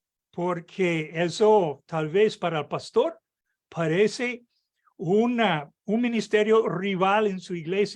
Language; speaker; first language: Spanish; non-native, fluent; English